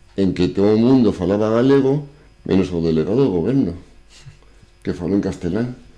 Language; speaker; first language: Galician; non-native, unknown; Spanish